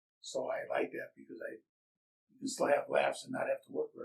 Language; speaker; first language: English; native; English